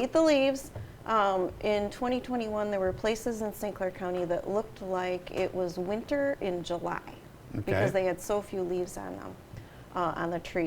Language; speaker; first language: English; native; English